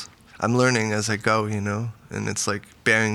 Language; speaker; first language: English; native; English